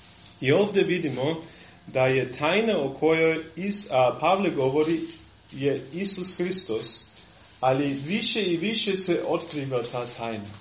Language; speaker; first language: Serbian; non-native, fluent; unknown